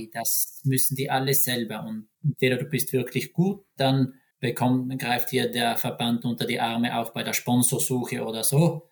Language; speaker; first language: German; native; German